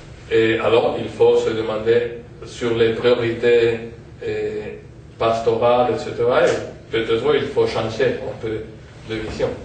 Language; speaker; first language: French; non-native, fluent; Spanish